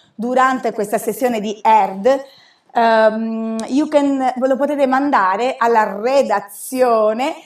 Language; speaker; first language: Italian; native; Italian